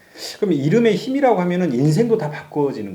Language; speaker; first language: Korean; native; Korean